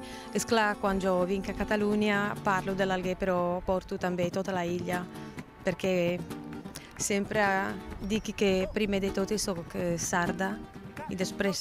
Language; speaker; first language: Catalan; non-native, local second language; Italian